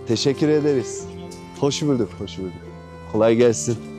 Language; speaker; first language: Turkish; non-native, fluent; Korean